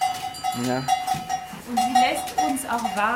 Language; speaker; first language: German; non-native, learner; French